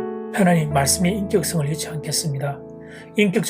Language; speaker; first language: Korean; native; Korean